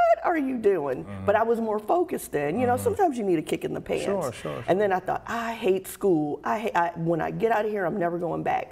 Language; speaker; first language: English; native; English